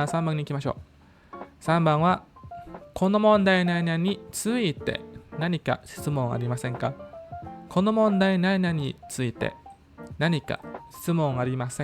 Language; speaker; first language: Japanese; non-native, fluent; Indonesian